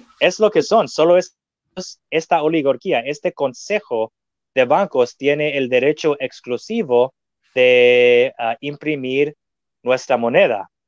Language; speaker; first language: Spanish; non-native, fluent; English